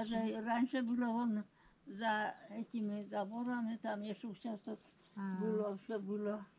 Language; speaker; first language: Russian; non-native, local second language; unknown